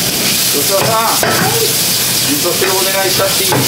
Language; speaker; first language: Japanese; native; Japanese